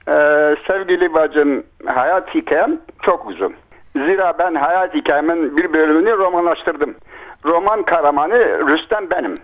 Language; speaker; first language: Turkish; non-native, local second language; Kurdish